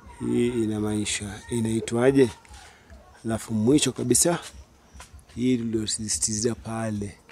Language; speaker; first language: Swahili; non-native, local second language; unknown